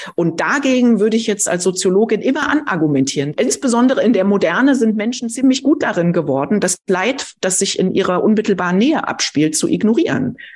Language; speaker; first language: German; native; German